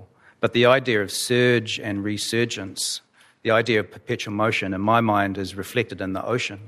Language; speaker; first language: English; native; English